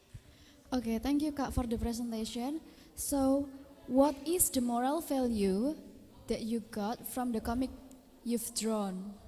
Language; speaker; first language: English; non-native, fluent; Indonesian